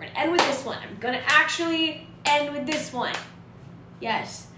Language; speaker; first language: English; early bilingual, other home language; Korean